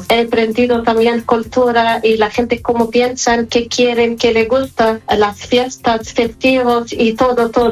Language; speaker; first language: Spanish; non-native, fluent; Arabic